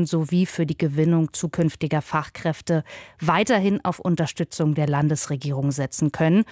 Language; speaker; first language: German; native; German